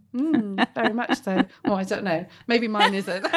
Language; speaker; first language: English; native; English